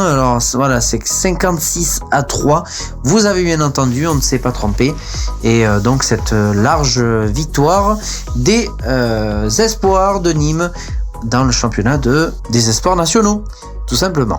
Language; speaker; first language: French; native; French